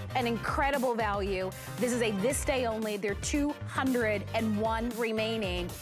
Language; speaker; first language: English; native; English